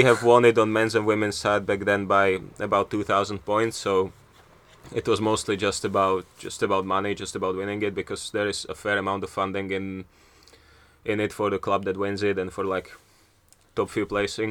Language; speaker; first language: English; non-native, fluent; Slovak